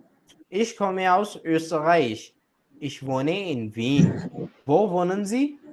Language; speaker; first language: German; non-native, fluent; Urdu